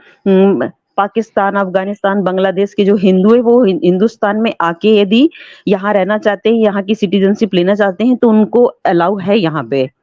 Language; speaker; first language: Hindi; native; Hindi